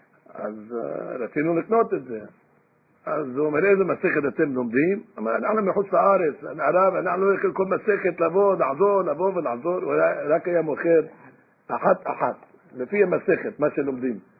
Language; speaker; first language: Hebrew; non-native, fluent; English